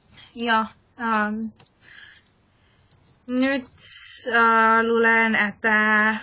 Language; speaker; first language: Finnish; non-native, learner; English